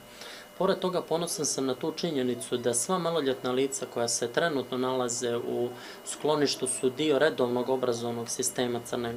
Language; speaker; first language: Serbian; native; Serbian